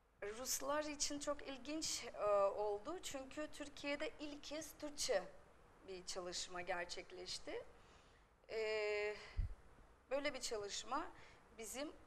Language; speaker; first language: Turkish; non-native, fluent; Russian